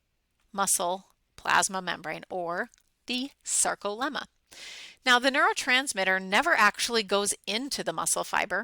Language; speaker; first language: English; native; English